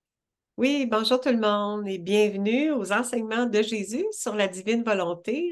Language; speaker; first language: French; native; French